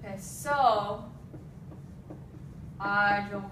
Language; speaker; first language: Spanish; non-native, fluent; English